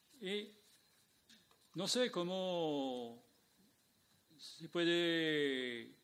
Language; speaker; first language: Spanish; non-native, fluent; French